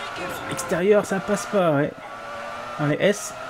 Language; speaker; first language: French; native; French